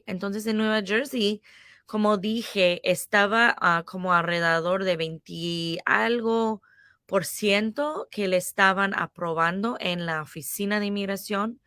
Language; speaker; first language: Spanish; non-native, fluent; English